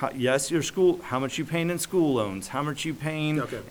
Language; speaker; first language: English; native; English